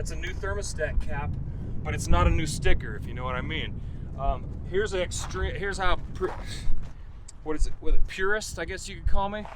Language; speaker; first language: English; native; English